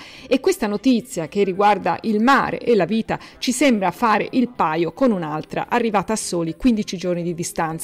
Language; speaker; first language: Italian; native; Italian